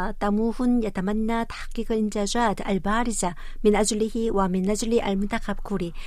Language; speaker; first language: Arabic; non-native, fluent; Korean